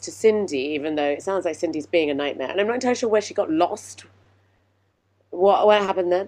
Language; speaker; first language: English; native; English